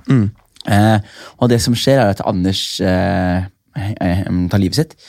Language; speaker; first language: Norwegian; early bilingual, other home language; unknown